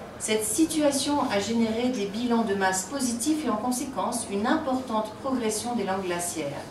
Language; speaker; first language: French; native; French